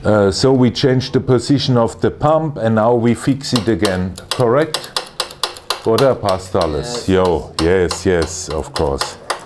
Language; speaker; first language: English; non-native, fluent; German